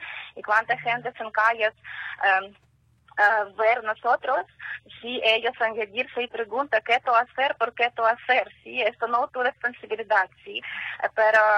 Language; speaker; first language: Spanish; non-native, learner; Ukrainian